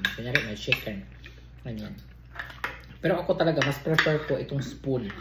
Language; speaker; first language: Filipino; non-native, local second language; Cebuano